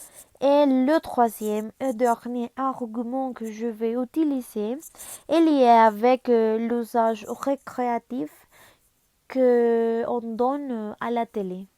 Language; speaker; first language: French; non-native, learner; Spanish